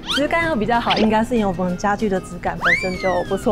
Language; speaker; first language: Chinese; native; Chinese